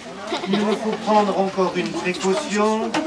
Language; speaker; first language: French; native; French